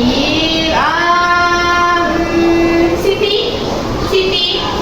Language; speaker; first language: Arabic; non-native, learner; Malay